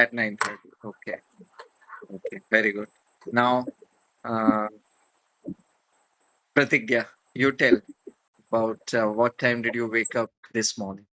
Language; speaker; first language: English; non-native, fluent; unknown